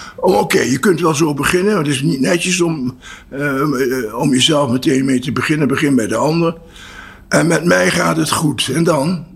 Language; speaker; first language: Dutch; native; Dutch